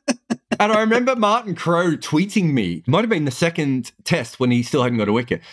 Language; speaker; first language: English; native; English